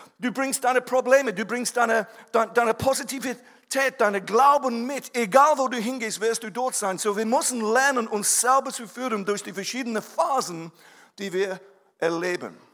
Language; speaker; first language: German; non-native, fluent; English